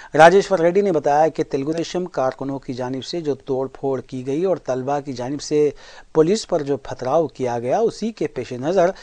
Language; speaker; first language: Urdu; native; Urdu